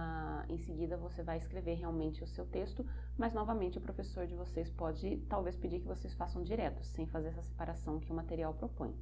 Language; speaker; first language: Portuguese; native; Portuguese